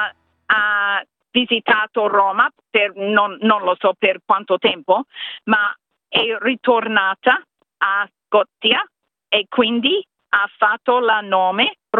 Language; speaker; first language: Italian; non-native, fluent; English